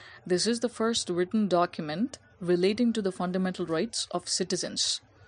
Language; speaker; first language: English; non-native, local second language; Tamil